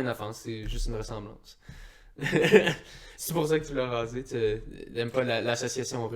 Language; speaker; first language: French; native; French